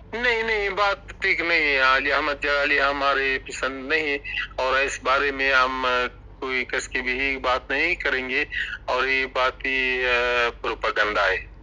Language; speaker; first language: Urdu; non-native, learner; Pashto